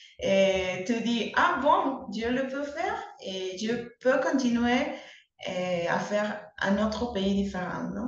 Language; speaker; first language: French; non-native, learner; Spanish